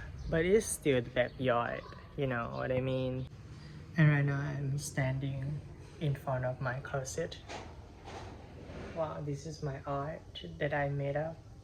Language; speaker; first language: English; non-native, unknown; Thai